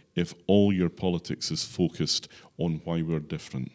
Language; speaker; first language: English; native; English